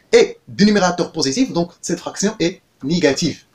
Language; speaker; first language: French; non-native, local second language; Arabic